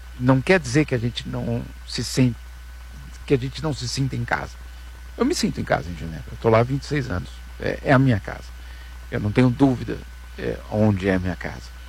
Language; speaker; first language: Portuguese; native; Portuguese